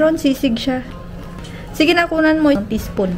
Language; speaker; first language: Filipino; native; Filipino